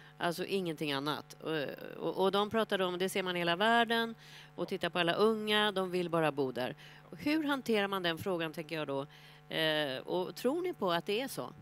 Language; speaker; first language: Swedish; native; Swedish